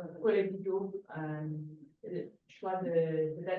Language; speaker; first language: French; non-native, learner; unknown